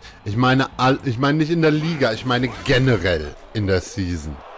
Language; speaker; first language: German; native; German